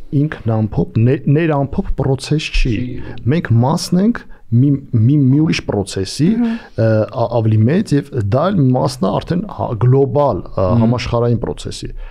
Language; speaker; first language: Armenian; native; Armenian